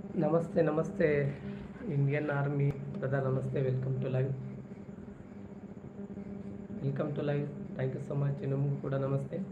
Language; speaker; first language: Hindi; non-native, local second language; Kannada